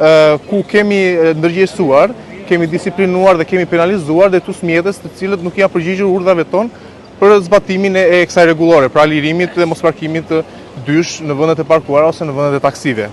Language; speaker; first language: Albanian; native; Albanian